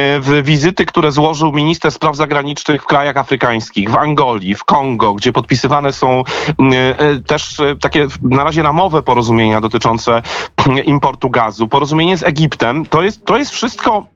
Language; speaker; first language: Polish; native; Polish